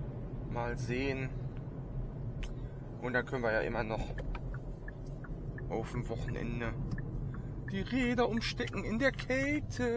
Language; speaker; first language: German; native; German